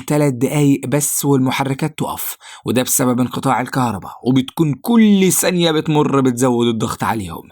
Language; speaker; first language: Arabic; native; Arabic